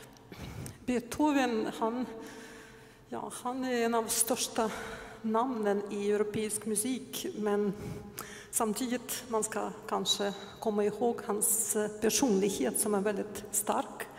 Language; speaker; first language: Swedish; non-native, fluent; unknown